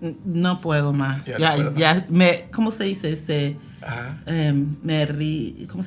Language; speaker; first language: Spanish; early bilingual, heritage; Spanish